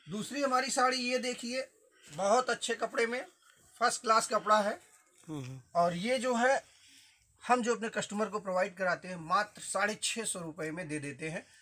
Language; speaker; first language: Hindi; native; Hindi